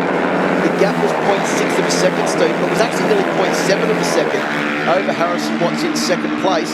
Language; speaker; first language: English; native; English